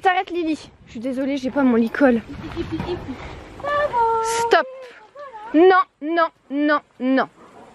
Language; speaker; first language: French; native; French